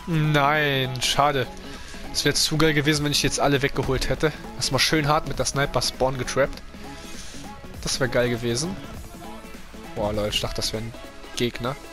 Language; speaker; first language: German; native; German